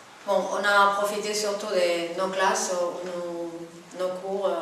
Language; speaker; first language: French; non-native, fluent; Spanish